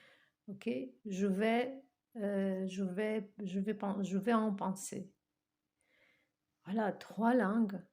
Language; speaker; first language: French; non-native, fluent; Russian